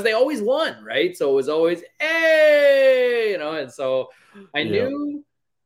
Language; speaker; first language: English; native; English